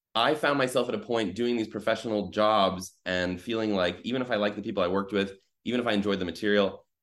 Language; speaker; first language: English; native; English